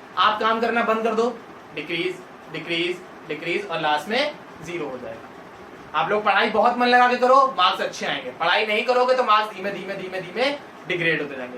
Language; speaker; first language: Hindi; native; Hindi